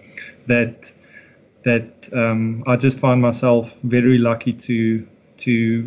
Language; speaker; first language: English; non-native, local second language; Afrikaans